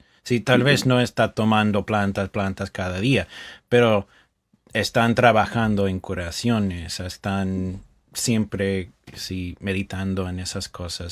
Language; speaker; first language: Spanish; non-native, fluent; English